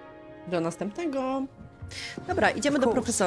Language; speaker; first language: Polish; native; Polish